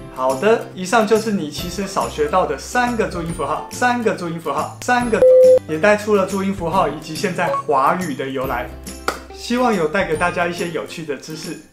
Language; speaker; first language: Chinese; native; Chinese